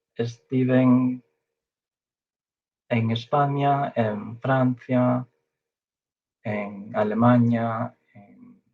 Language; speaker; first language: Galician; non-native, fluent; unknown